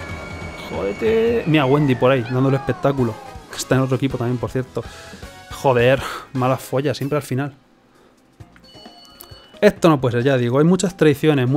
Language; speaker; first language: Spanish; native; Spanish